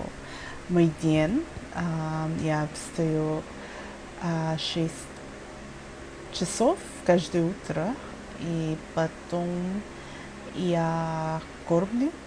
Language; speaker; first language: Russian; non-native, learner; English